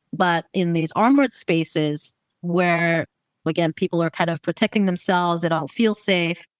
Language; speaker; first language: English; native; English